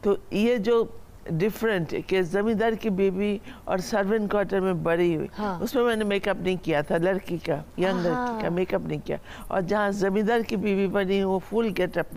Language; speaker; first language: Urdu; non-native, fluent; Bangla